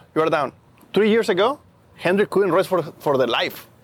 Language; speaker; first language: English; non-native, fluent; Spanish